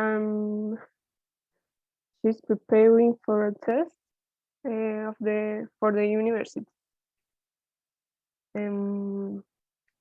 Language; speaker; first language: English; non-native, learner; Spanish